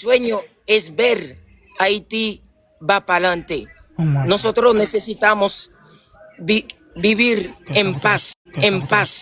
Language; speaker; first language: Spanish; non-native, local second language; Haitian Creole